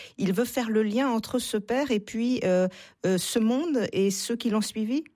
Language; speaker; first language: French; native; French